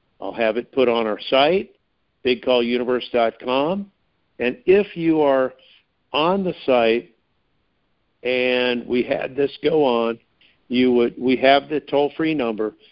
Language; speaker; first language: English; native; English